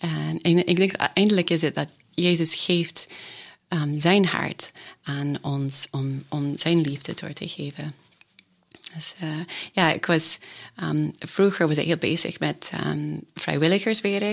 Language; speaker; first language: Dutch; non-native, fluent; English